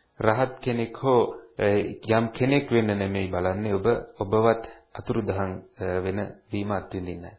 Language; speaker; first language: Sinhala; native; Sinhala